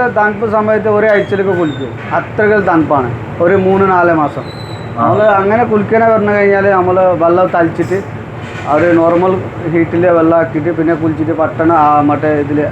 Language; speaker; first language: Malayalam; non-native, fluent; Nepali